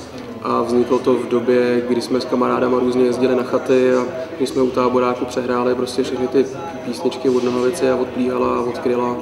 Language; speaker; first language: Czech; native; Czech